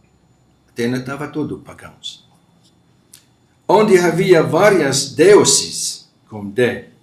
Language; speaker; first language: Portuguese; non-native, fluent; Arabic